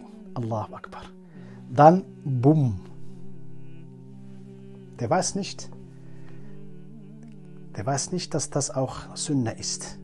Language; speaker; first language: German; non-native, learner; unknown